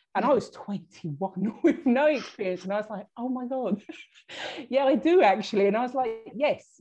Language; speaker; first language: English; native; English